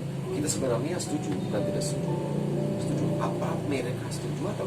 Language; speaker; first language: Indonesian; non-native, fluent; Arabic